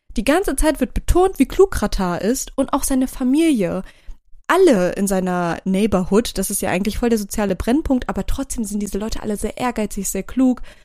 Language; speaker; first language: German; early bilingual, other home language; Turkish